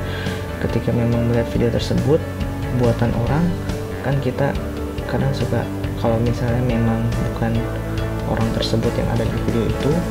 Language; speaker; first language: Indonesian; native; Indonesian